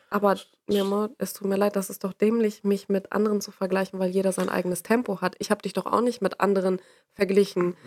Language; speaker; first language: German; native; German